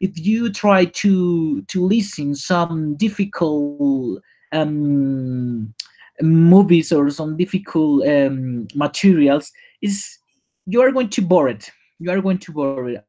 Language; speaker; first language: English; non-native, learner; Spanish